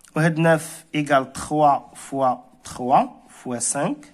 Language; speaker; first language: French; non-native, local second language; Arabic